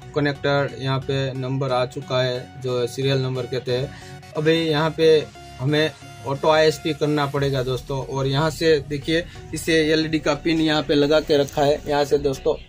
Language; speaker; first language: Hindi; non-native, local second language; Gujarati